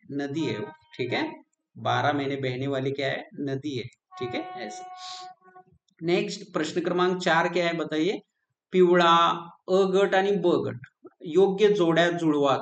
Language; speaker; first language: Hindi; non-native, local second language; Marathi